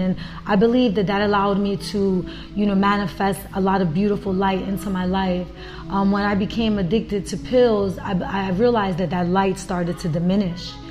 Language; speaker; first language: English; early bilingual, other home language; Spanish